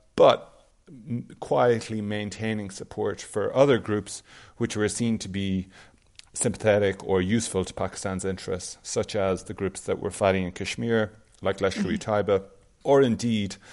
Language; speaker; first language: English; native; English